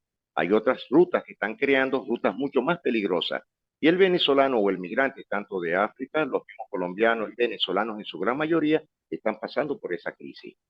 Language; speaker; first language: Spanish; native; Spanish